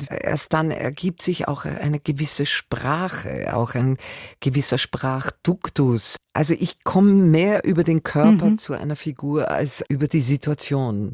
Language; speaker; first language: German; native; German